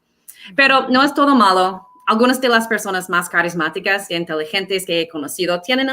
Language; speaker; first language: Spanish; non-native, fluent; English